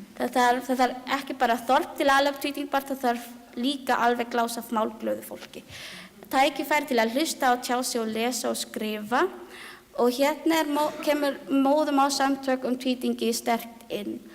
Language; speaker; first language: Icelandic; non-native, learner; Filipino